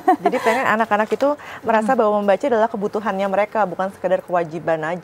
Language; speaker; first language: Indonesian; native; Indonesian